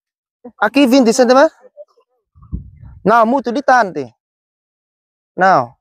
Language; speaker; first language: Portuguese; non-native, learner; Vietnamese